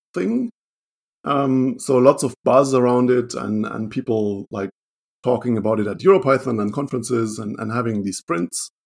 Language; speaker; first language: English; non-native, fluent; German